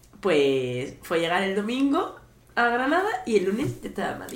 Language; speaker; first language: Spanish; native; Spanish